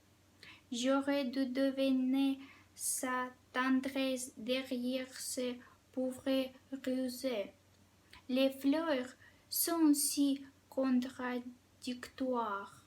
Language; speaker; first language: French; non-native, fluent; Russian